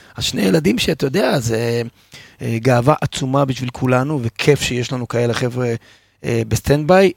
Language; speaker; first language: Hebrew; native; Hebrew